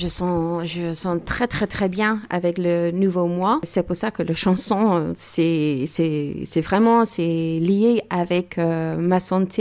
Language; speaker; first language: French; non-native, learner; English